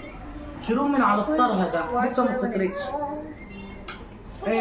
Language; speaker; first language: Arabic; native; Arabic